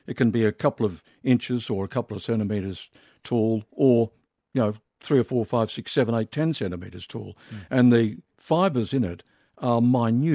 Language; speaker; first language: English; native; English